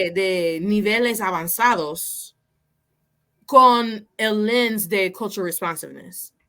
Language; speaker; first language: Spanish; non-native, fluent; English